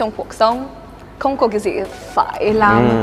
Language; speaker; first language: Vietnamese; early bilingual, heritage; Swedish